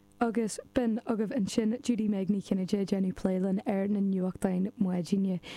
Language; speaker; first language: Irish; native; Irish